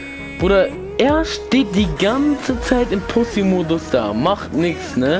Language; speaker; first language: German; native; German